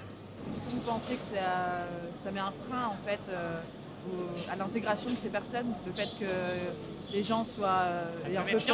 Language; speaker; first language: French; native; French